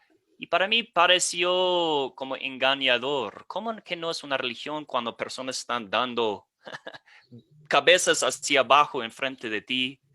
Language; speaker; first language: Spanish; non-native, fluent; English